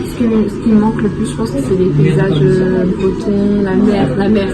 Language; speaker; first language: French; early bilingual, heritage; French